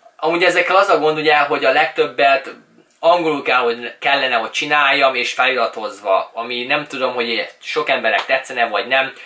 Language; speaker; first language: Hungarian; early bilingual, other home language; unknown